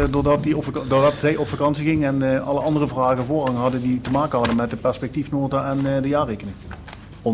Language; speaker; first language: Dutch; native; Dutch